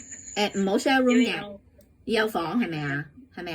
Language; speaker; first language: Cantonese; native; Cantonese